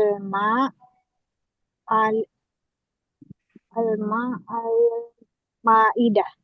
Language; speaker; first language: Arabic; non-native, learner; Indonesian